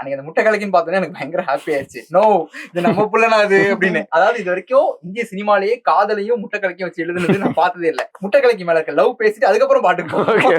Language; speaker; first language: Tamil; native; Tamil